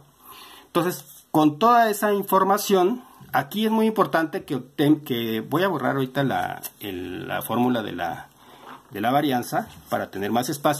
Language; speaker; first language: Spanish; native; Spanish